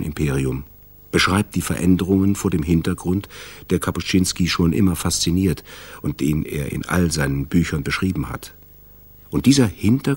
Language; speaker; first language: German; native; German